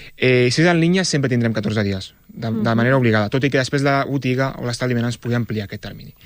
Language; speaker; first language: Catalan; early bilingual, other home language; Arabic